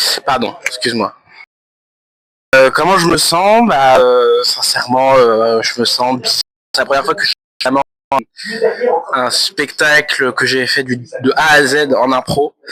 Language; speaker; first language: French; native; French